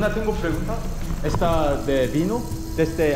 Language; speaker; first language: Spanish; non-native, learner; Korean